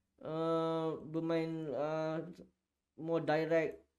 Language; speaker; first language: English; non-native, learner; Malay